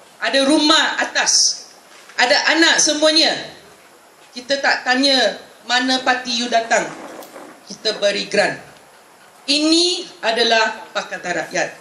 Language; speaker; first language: Malay; non-native, local second language; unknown